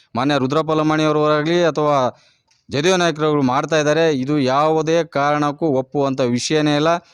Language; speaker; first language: Kannada; non-native, local second language; Lambadi